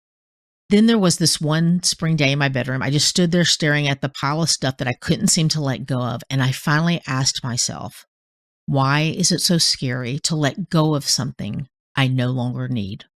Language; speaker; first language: English; native; English